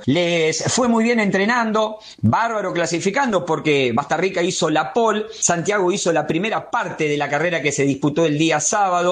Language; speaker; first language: Spanish; native; Spanish